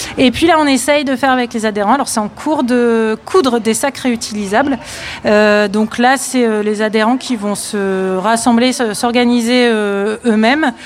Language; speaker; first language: French; native; French